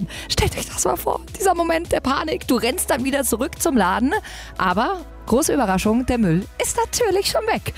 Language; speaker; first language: German; native; German